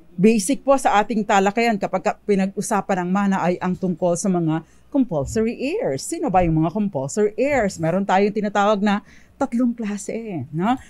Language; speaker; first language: Filipino; native; Filipino